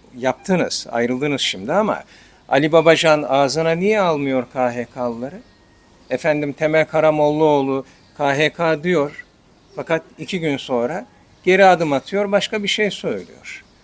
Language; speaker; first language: Turkish; native; Turkish